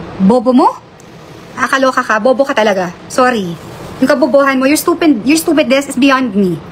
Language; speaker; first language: Filipino; native; Filipino